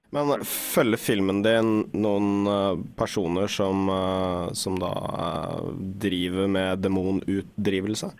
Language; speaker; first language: Norwegian; native; Norwegian